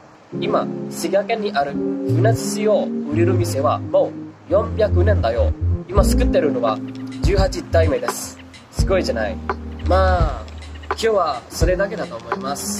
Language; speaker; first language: Japanese; non-native, learner; Indonesian